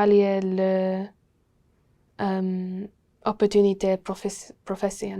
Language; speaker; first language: French; non-native, learner; English